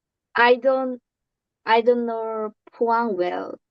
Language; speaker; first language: English; non-native, learner; Korean